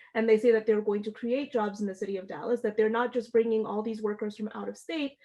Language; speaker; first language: English; early bilingual, other home language; Amharic